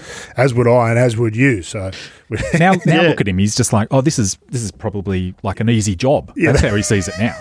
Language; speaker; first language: English; native; English